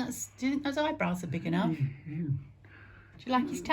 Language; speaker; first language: English; native; English